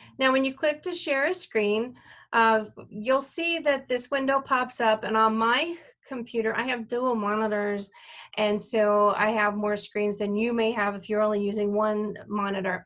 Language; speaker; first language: English; native; English